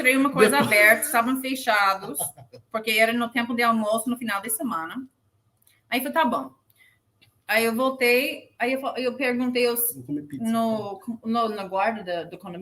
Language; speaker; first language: Portuguese; non-native, learner; English